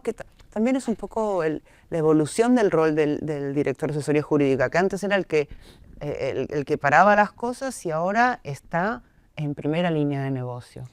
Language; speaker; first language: Spanish; native; Spanish